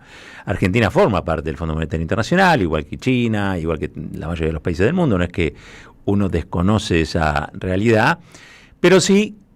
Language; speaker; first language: Spanish; native; Spanish